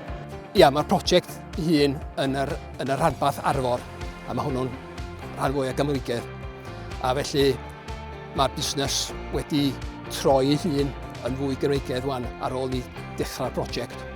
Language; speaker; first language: Welsh; native; Welsh